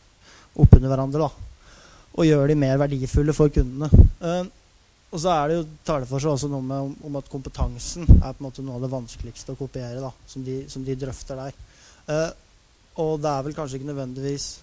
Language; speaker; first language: Norwegian; native; Norwegian